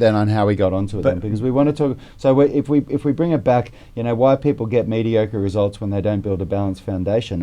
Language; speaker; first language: English; native; English